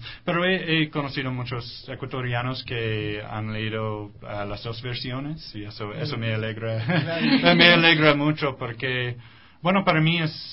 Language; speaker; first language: Spanish; non-native, fluent; English